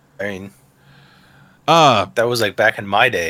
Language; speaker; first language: English; native; English